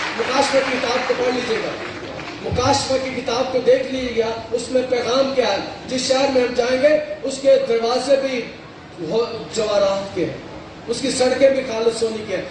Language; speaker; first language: Urdu; non-native, local second language; Punjabi